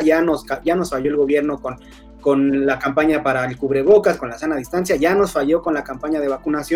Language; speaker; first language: Spanish; native; Spanish